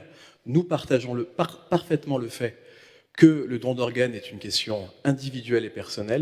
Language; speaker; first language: French; native; French